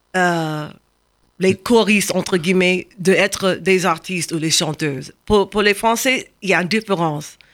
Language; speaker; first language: French; non-native, fluent; English